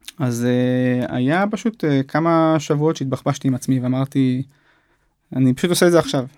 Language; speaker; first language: Hebrew; native; Hebrew